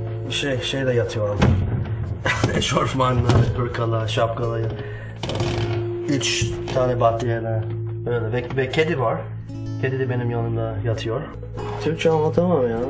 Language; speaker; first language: Turkish; early bilingual, heritage; English